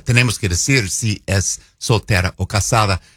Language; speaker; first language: Spanish; non-native, fluent; English